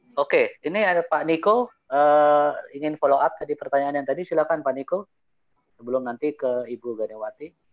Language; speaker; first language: Indonesian; native; Indonesian